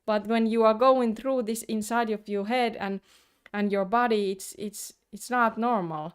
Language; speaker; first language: English; non-native, fluent; Finnish